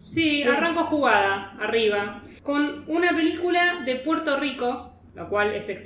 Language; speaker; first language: Spanish; native; Spanish